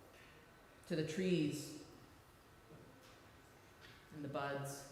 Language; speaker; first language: English; native; English